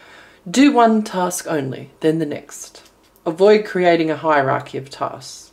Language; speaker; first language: English; native; English